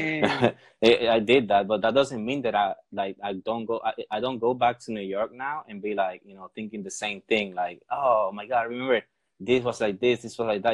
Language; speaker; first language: English; non-native, fluent; Spanish